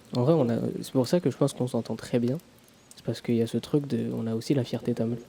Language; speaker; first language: French; early bilingual, other home language; Tamil